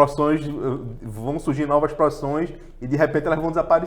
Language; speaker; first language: Portuguese; native; Portuguese